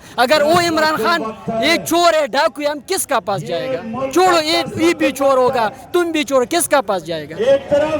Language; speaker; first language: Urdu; non-native, local second language; Pashto